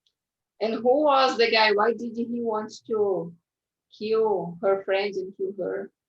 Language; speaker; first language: English; non-native, fluent; Portuguese